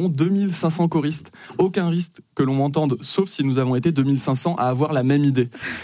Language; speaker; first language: French; native; French